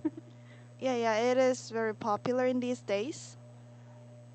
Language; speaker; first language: English; non-native, learner; Korean